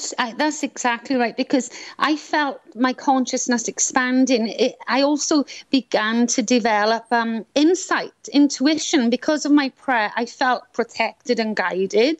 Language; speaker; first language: English; native; English